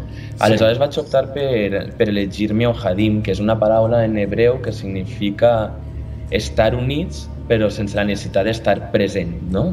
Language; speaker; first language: Catalan; native; Catalan